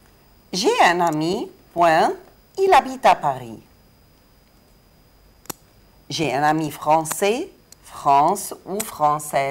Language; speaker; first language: French; non-native, fluent; Arabic